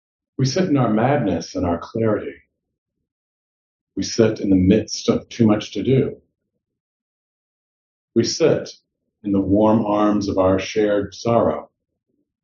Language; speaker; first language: English; native; English